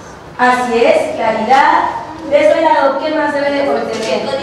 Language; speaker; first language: Spanish; native; Spanish